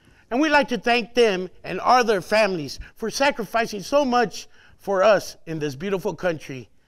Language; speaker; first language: English; early bilingual, other home language; Spanish